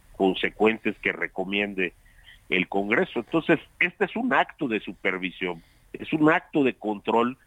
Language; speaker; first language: Spanish; native; Spanish